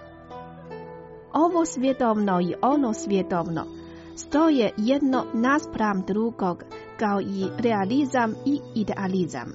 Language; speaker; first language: Croatian; non-native, fluent; Chinese